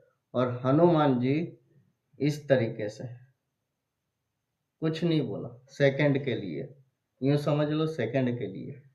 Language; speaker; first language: Hindi; native; Hindi